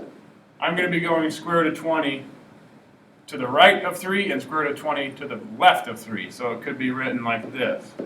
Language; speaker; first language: English; native; English